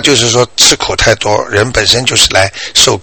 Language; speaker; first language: Chinese; native; Chinese